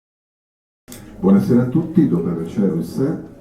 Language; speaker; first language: Italian; native; Italian